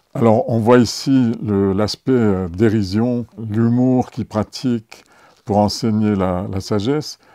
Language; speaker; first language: French; native; French